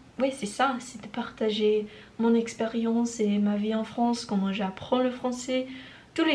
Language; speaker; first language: French; non-native, learner; English